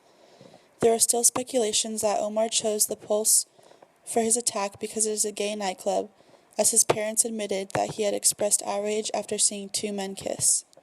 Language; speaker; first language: English; native; English